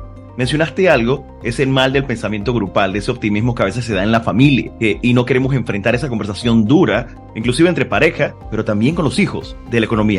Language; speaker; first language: Spanish; native; Spanish